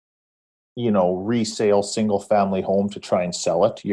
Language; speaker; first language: English; native; English